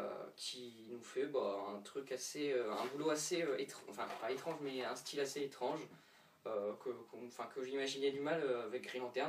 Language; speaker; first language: French; native; French